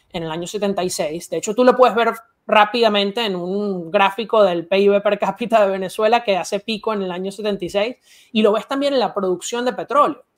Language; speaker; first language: Spanish; native; Spanish